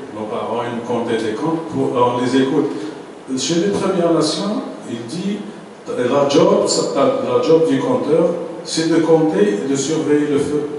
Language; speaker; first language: French; non-native, local second language; Arabic